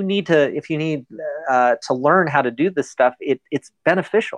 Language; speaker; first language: English; native; English